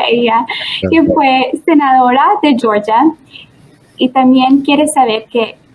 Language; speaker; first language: Spanish; early bilingual, heritage; Spanish